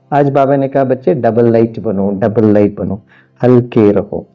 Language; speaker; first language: Hindi; non-native, local second language; Malayalam